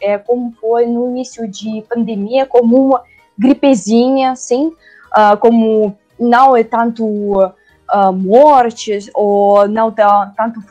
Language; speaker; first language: Portuguese; non-native, learner; Russian